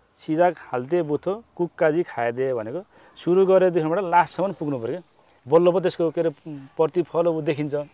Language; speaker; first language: Nepali; native; Nepali